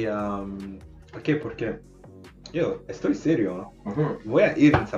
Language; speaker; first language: Spanish; non-native, learner; English